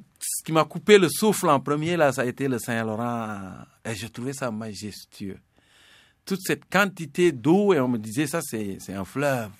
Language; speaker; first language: French; non-native, local second language; Serer